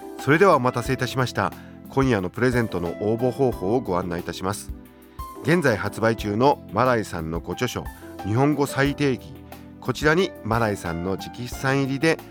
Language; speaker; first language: Japanese; native; Japanese